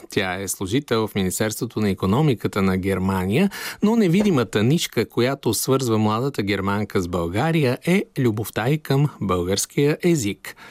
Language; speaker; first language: Bulgarian; native; Bulgarian